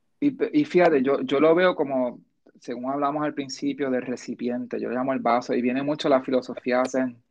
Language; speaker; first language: Spanish; early bilingual, heritage; Spanish